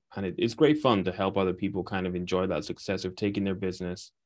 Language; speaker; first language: English; native; English